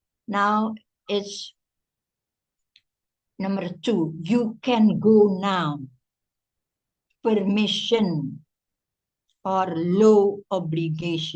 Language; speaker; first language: English; non-native, fluent; Indonesian